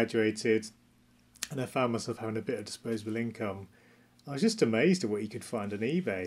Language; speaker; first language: English; native; English